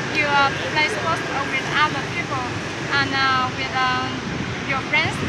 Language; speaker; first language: English; non-native, learner; Vietnamese